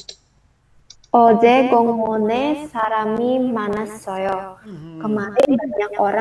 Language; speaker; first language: Korean; non-native, learner; Indonesian